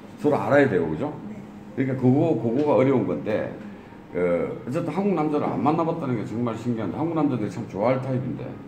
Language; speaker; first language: Korean; native; Korean